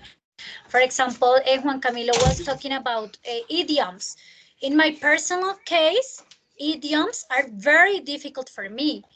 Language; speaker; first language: English; non-native, fluent; Spanish